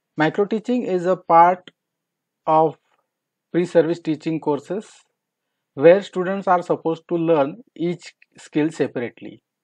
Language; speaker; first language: English; non-native, local second language; Marathi